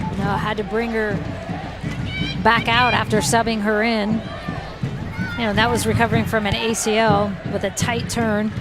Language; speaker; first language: English; native; English